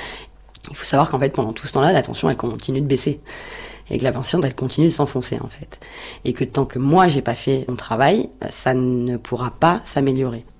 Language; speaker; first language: French; native; French